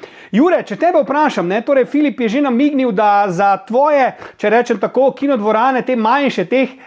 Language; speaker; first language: Slovenian; native; Slovenian